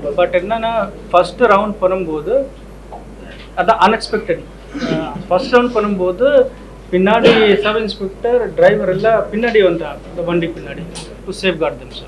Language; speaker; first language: Tamil; non-native, local second language; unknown